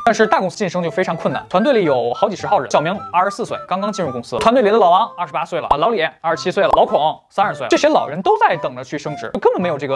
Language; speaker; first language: Chinese; native; Chinese